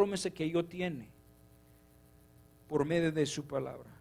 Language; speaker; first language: Spanish; non-native, learner; English